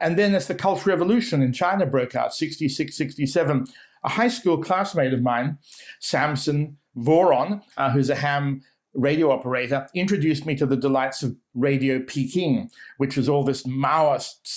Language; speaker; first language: English; native; English